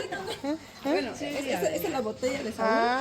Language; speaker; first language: Spanish; native; Spanish